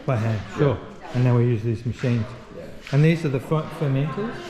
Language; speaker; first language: English; native; English